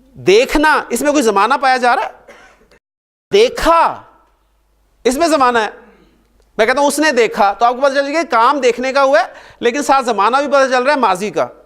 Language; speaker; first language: Urdu; native; Urdu